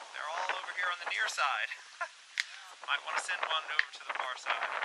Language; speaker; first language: English; native; English